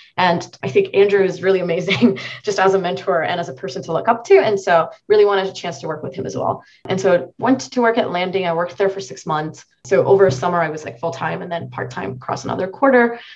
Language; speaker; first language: English; non-native, local second language; Marathi